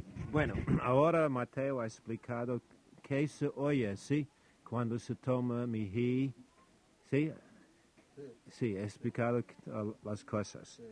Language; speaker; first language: Spanish; non-native, fluent; English